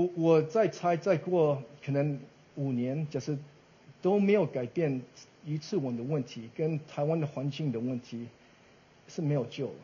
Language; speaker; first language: Chinese; early bilingual, heritage; Chinese